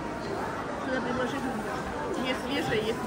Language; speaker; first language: Russian; native; Russian